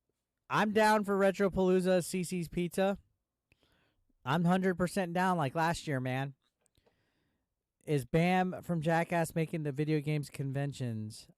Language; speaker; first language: English; native; English